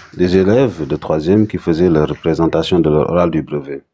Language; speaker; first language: French; non-native, local second language; Wolof